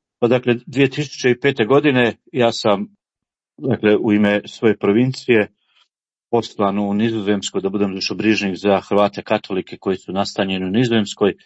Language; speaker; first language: Croatian; native; Croatian